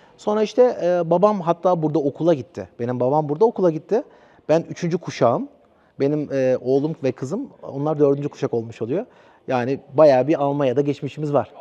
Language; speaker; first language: Turkish; early bilingual, heritage; Turkish